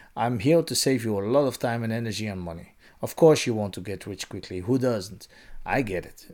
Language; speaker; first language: English; non-native, fluent; Dutch